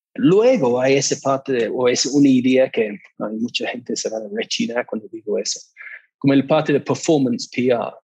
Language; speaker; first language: Spanish; non-native, fluent; English